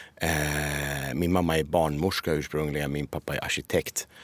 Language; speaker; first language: Swedish; early bilingual, other home language; Persian